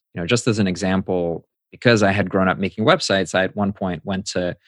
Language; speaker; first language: English; native; English